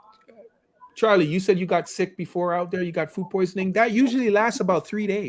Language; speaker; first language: English; native; English